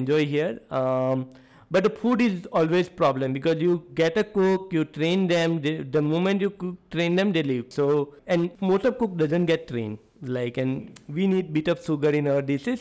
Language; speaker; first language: English; non-native, local second language; Gujarati